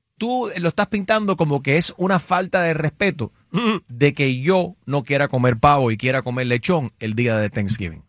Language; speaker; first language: Spanish; early bilingual, heritage; Spanish